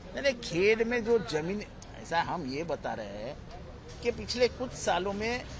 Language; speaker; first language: Hindi; non-native, local second language; Marathi